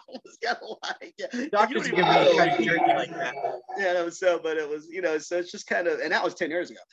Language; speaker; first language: English; native; English